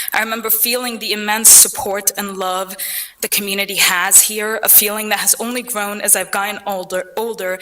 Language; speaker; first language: English; early bilingual, other home language; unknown